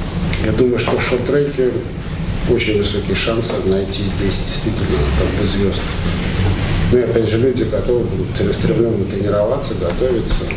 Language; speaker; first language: Russian; native; Russian